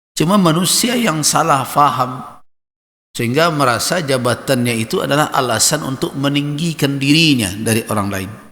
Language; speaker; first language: Malay; non-native, local second language; Minangkabau